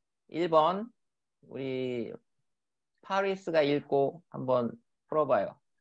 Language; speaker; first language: Korean; native; Korean